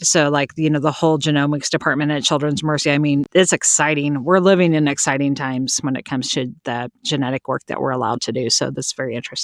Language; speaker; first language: English; native; English